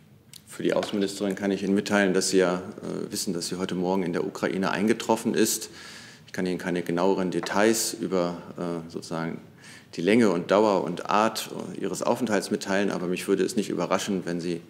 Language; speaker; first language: German; native; German